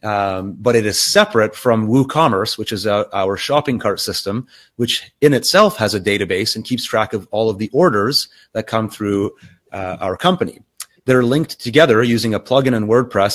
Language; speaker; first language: English; native; English